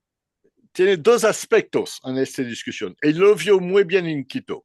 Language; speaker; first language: Spanish; non-native, learner; French